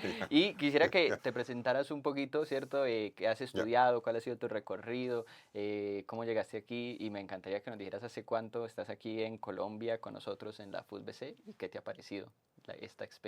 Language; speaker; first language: Spanish; native; Spanish